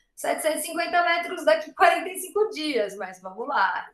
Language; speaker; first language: Portuguese; native; Portuguese